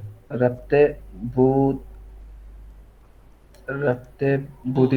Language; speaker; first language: Persian; non-native, learner; Urdu